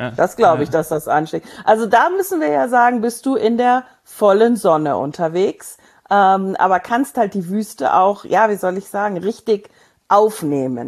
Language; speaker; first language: German; native; German